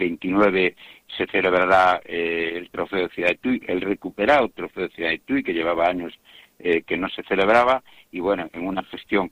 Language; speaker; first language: Spanish; native; Spanish